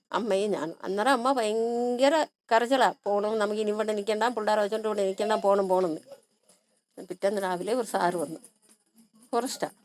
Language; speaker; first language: Malayalam; early bilingual, other home language; Tamil